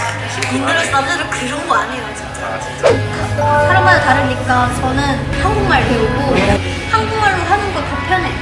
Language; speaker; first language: Korean; non-native, fluent; Indonesian